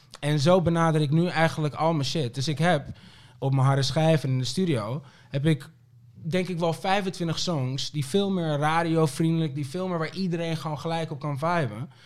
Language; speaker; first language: Dutch; early bilingual, other home language; Papiamento